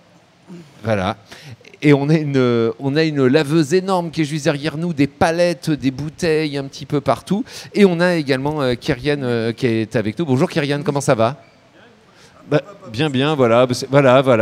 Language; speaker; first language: French; native; French